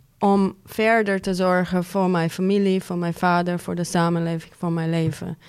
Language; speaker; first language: Dutch; non-native, fluent; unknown